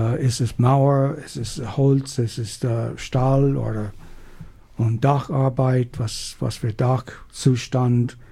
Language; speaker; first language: German; non-native, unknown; English